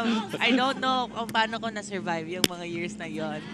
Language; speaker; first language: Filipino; native; Filipino